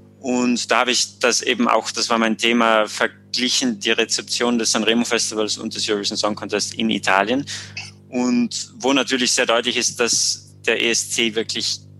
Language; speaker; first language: German; native; German